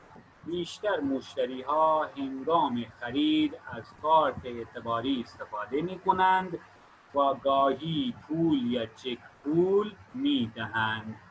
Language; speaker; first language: Persian; non-native, fluent; Urdu